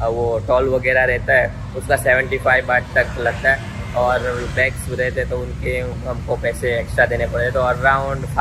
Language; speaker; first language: Hindi; non-native, local second language; Gujarati